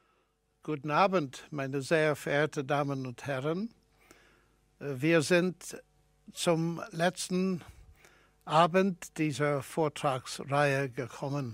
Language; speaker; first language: German; non-native, fluent; English